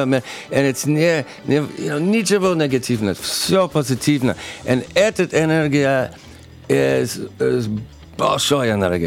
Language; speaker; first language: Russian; non-native, learner; English